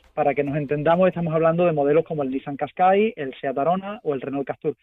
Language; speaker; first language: Spanish; native; Spanish